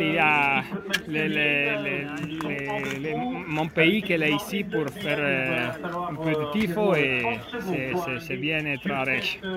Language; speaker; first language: French; non-native, learner; Italian